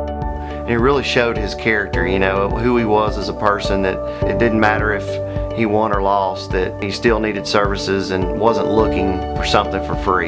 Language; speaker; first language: English; native; English